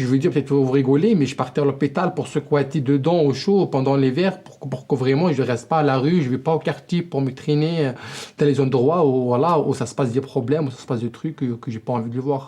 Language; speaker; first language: French; non-native, local second language; Arabic